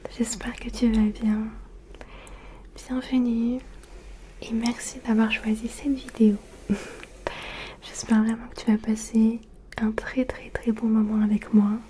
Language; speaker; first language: French; early bilingual, other home language; Turkish